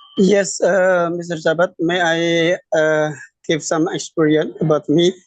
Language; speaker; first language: English; non-native, learner; Indonesian